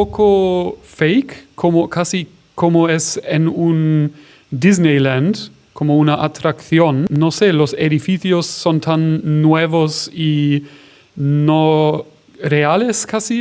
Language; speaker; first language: Spanish; non-native, fluent; German